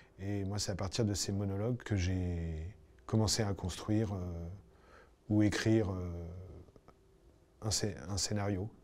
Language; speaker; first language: French; native; French